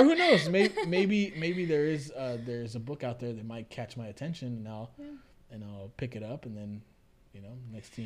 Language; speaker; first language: English; early bilingual, other home language; Spanish